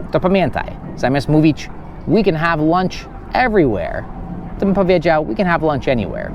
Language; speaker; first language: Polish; non-native, fluent; English